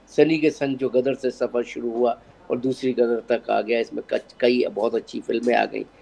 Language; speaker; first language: Hindi; native; Hindi